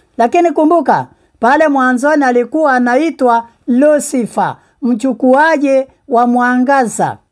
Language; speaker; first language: Swahili; non-native, local second language; Meru